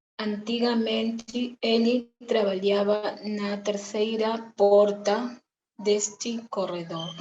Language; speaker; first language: Portuguese; non-native, learner; Spanish